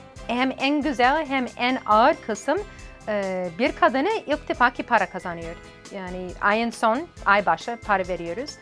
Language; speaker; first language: Turkish; non-native, learner; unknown